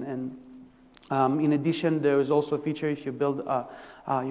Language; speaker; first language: English; non-native, fluent; Hebrew